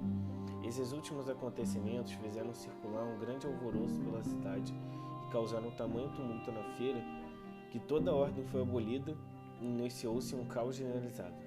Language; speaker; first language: Portuguese; native; Portuguese